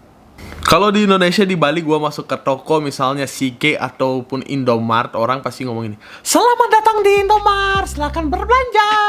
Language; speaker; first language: Indonesian; non-native, fluent; Russian